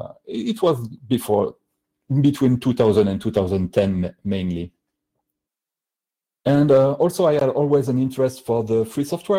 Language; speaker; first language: English; non-native, fluent; French